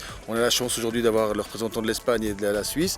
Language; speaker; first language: French; native; French